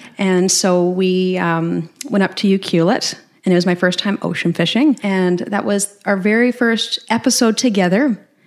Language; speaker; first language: English; native; English